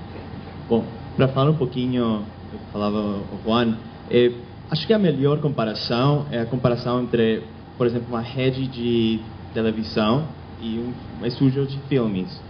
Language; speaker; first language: Portuguese; non-native, fluent; Spanish